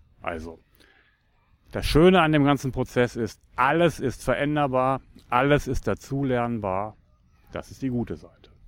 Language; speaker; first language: German; native; German